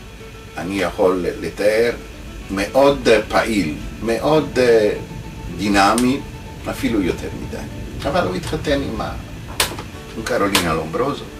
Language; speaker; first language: Hebrew; non-native, fluent; Italian